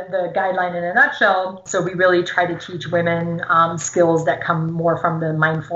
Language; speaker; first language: English; non-native, fluent; German